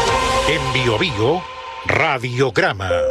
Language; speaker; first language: Spanish; native; Spanish